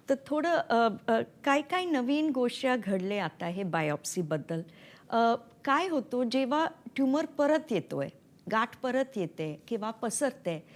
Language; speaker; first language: Marathi; non-native, local second language; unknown